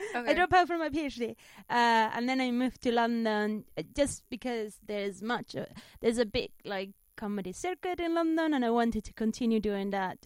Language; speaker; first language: English; non-native, fluent; Spanish